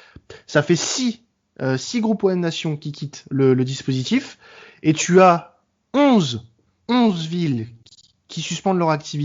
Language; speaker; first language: French; native; French